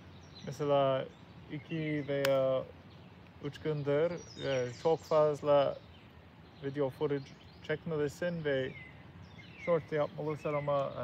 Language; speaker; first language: Turkish; non-native, learner; English